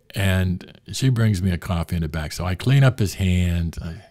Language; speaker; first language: English; native; English